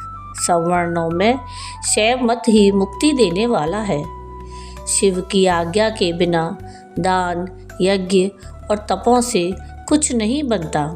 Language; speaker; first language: Hindi; native; Hindi